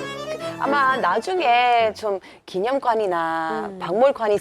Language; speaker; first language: Korean; non-native, fluent; English